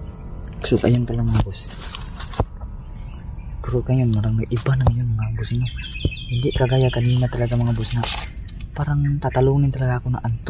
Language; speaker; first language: Filipino; non-native, local second language; Cebuano